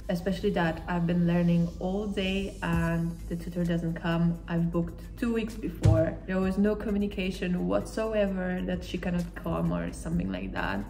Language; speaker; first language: English; non-native, fluent; Polish